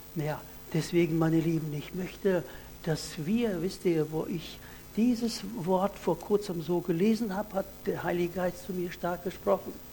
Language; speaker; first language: German; non-native, fluent; Russian